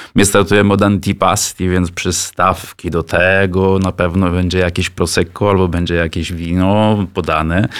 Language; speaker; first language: Polish; non-native, fluent; Italian